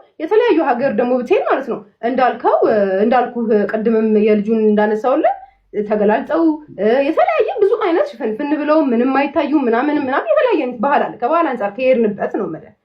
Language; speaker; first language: Amharic; native; Amharic